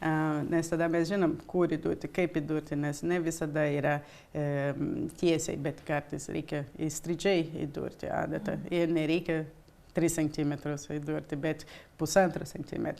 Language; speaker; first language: Lithuanian; early bilingual, heritage; Lithuanian